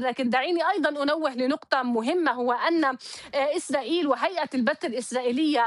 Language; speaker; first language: Arabic; native; Arabic